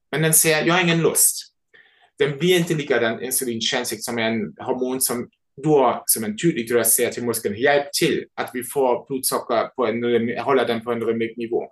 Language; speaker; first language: Swedish; non-native, fluent; German